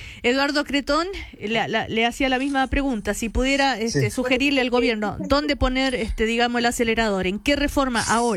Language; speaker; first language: Spanish; native; Spanish